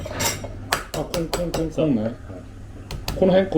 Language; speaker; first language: Japanese; native; Japanese